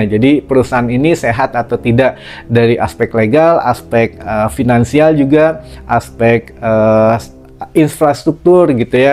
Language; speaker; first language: Indonesian; native; Indonesian